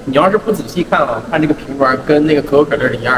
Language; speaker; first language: Chinese; native; Chinese